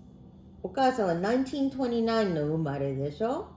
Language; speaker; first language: Japanese; early bilingual, heritage; Japanese